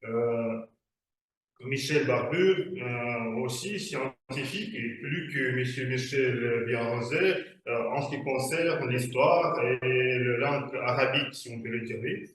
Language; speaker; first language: French; non-native, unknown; Russian